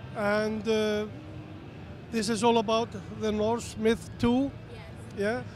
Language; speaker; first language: English; non-native, learner; Icelandic